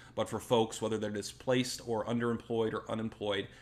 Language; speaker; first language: English; native; English